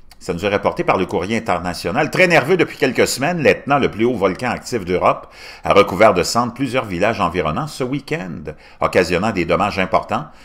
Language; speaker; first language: French; native; French